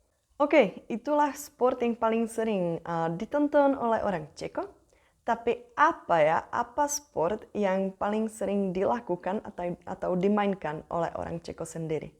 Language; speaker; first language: Indonesian; non-native, fluent; Czech